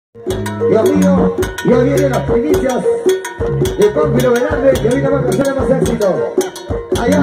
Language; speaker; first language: Spanish; native; Spanish